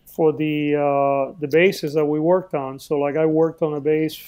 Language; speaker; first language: English; early bilingual, other home language; Spanish